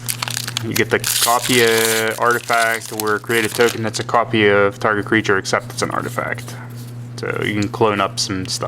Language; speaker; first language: English; native; English